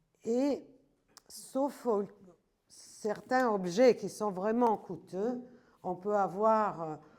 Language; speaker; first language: French; non-native, fluent; Italian